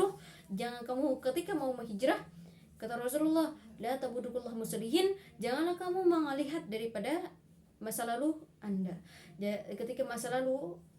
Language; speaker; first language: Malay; non-native, local second language; Madurese